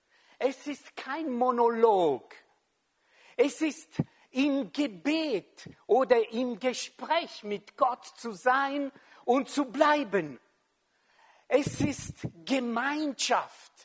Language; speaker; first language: German; non-native, fluent; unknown